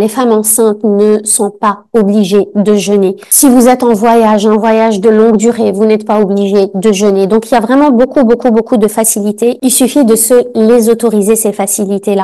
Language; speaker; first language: French; native; French